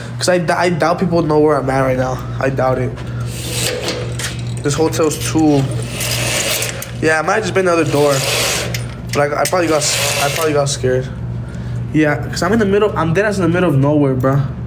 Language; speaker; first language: English; early bilingual, other home language; Spanish